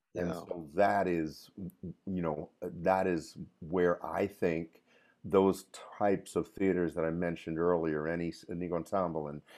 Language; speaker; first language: English; native; English